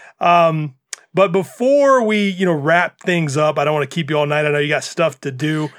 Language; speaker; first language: English; native; English